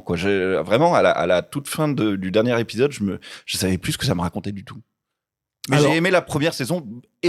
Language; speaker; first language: French; native; French